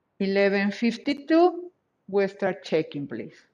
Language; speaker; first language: English; non-native, fluent; Spanish